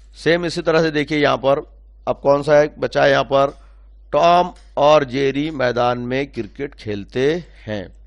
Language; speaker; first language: Urdu; native; Urdu